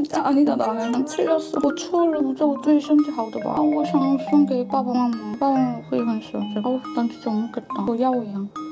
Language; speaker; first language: Chinese; non-native, learner; Korean